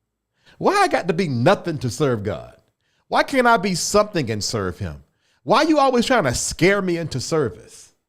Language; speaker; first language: English; native; English